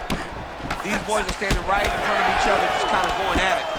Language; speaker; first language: English; native; English